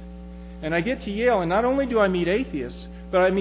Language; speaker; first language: English; native; English